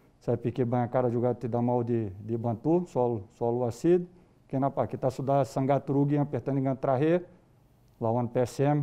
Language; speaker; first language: Indonesian; non-native, fluent; Portuguese